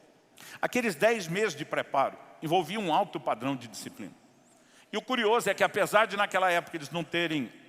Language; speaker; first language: Portuguese; native; Portuguese